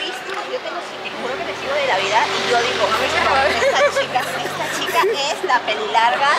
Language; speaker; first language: Spanish; native; Spanish